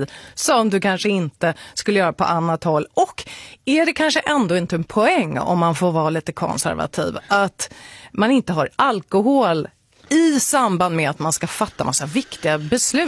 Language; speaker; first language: Swedish; native; Swedish